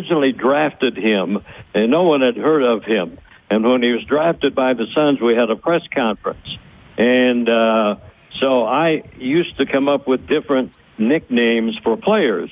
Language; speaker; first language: English; native; English